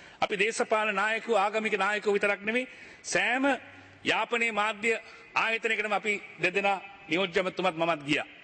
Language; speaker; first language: Sinhala; native; Sinhala